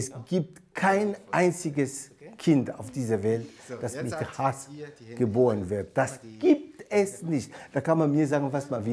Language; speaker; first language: German; non-native, fluent; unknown